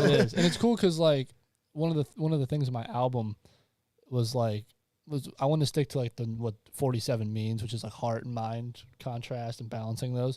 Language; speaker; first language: English; native; English